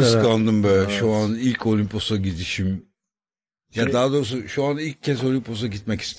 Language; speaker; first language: Turkish; native; Turkish